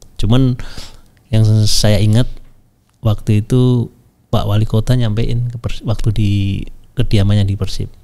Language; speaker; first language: Indonesian; native; Indonesian